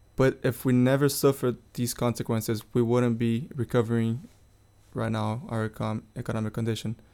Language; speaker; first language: English; non-native, fluent; Portuguese